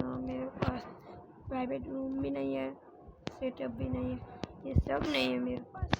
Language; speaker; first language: Hindi; non-native, learner; Bangla